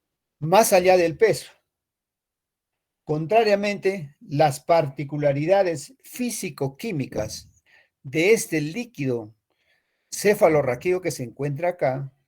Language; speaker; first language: Spanish; native; Spanish